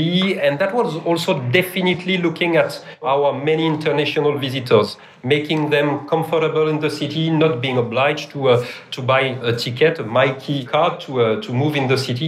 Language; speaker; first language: English; non-native, fluent; French